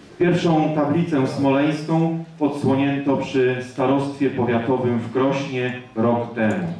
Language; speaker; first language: Polish; native; Polish